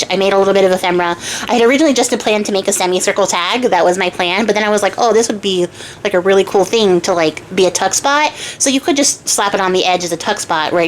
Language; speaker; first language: English; native; English